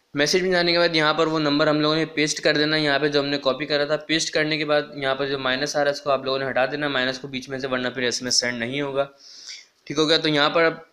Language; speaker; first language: Urdu; non-native, local second language; Punjabi